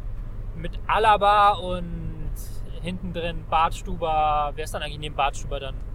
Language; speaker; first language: German; native; German